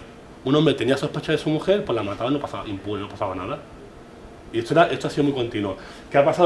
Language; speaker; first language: Spanish; native; Spanish